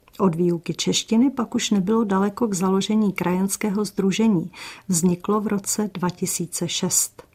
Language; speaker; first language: Czech; native; Czech